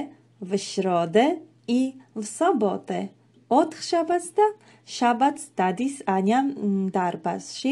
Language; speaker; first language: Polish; non-native, fluent; Georgian